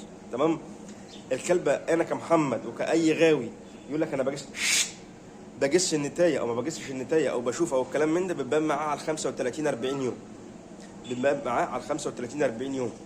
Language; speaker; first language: Arabic; native; Arabic